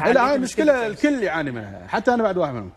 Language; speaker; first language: Arabic; native; Arabic